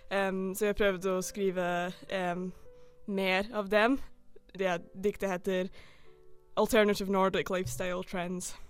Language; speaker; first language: Norwegian; non-native, fluent; English